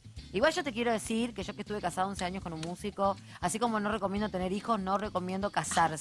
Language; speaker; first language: Spanish; native; Spanish